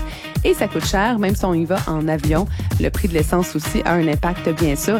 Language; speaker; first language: French; native; French